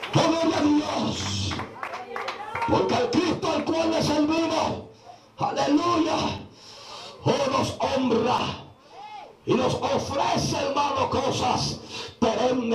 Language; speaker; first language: Spanish; native; Spanish